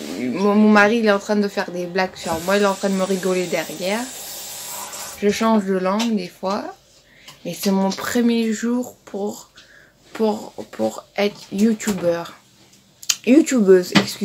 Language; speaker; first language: French; non-native, local second language; Morisyen